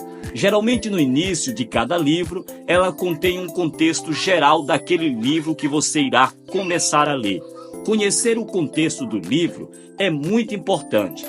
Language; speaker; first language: Portuguese; native; Portuguese